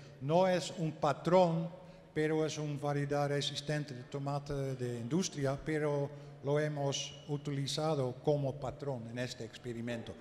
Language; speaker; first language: Spanish; non-native, learner; Dutch